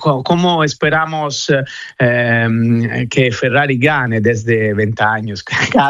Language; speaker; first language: Spanish; non-native, fluent; Italian